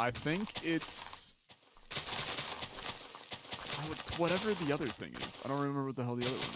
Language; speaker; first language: English; native; English